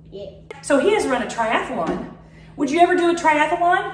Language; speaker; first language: English; native; English